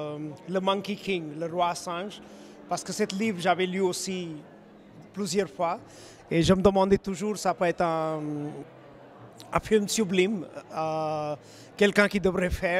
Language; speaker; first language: French; non-native, fluent; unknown